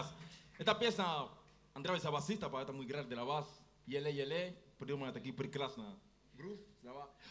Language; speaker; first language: Russian; non-native, learner; Spanish